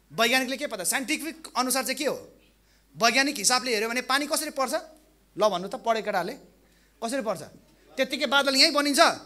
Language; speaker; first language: Nepali; non-native, local second language; Limburgish